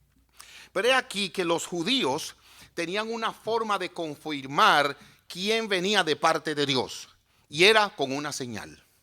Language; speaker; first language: Spanish; native; Spanish